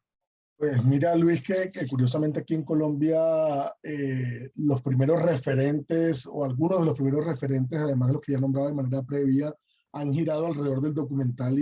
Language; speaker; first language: Spanish; native; Spanish